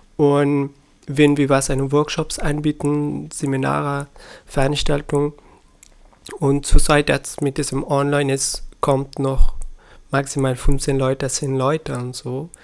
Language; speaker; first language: German; non-native, learner; Persian